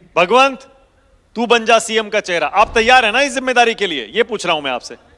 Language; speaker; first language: Hindi; native; Hindi